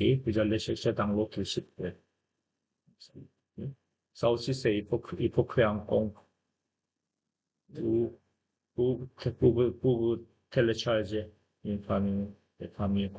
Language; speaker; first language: French; non-native, fluent; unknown